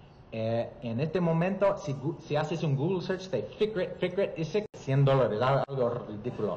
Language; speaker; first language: Spanish; non-native, learner; English